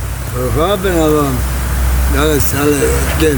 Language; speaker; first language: German; non-native, learner; Bosnian